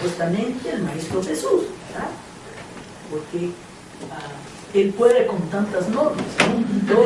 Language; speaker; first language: Spanish; non-native, fluent; Portuguese